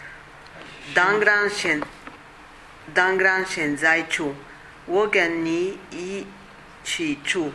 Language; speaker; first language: Chinese; non-native, learner; Italian